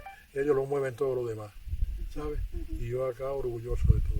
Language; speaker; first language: Spanish; native; Spanish